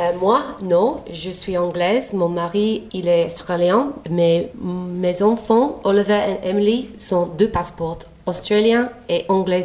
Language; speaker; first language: French; non-native, learner; English